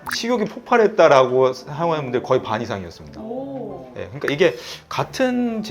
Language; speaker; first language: Korean; native; Korean